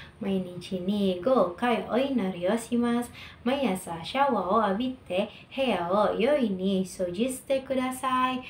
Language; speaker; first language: Japanese; non-native, learner; Indonesian